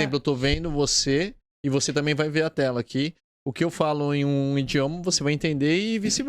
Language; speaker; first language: Portuguese; native; Portuguese